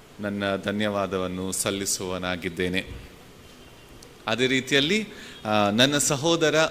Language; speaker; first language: Kannada; non-native, local second language; Telugu